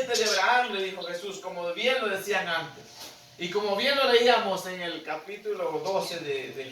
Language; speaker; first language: Spanish; native; Spanish